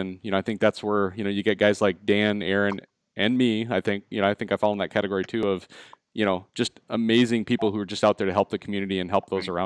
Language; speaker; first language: English; native; English